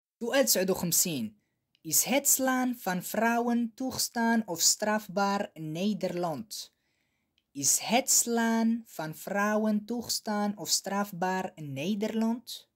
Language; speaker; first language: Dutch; non-native, learner; Arabic